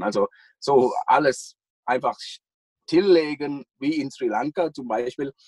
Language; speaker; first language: German; non-native, fluent; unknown